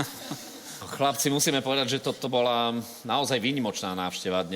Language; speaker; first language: Slovak; native; Slovak